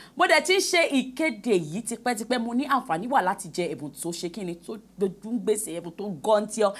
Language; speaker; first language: Yoruba; native; Yoruba